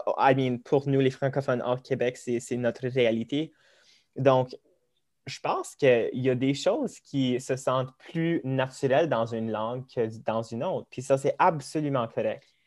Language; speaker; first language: French; early bilingual, other home language; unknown